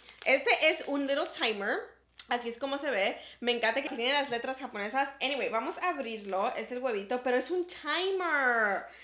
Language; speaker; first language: Spanish; early bilingual, heritage; Spanish